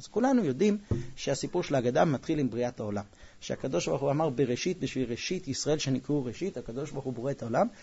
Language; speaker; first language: Hebrew; non-native, fluent; English